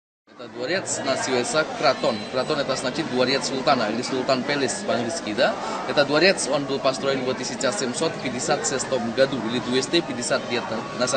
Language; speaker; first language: Russian; non-native, learner; Indonesian